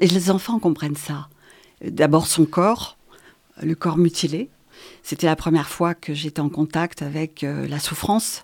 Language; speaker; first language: French; native; French